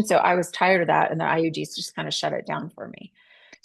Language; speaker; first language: English; native; English